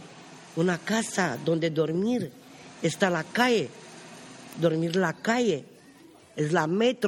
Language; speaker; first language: Spanish; non-native, learner; Romany